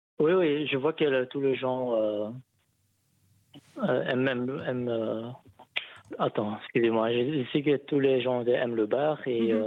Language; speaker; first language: French; non-native, local second language; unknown